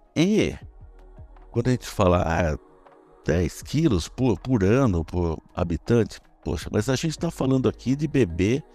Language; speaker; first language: Portuguese; native; Portuguese